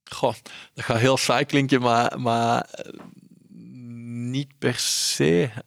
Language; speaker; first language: Dutch; native; Dutch